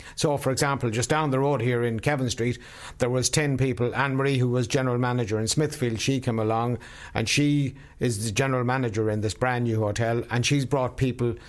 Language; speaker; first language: English; native; English